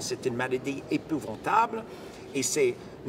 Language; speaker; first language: French; non-native, fluent; English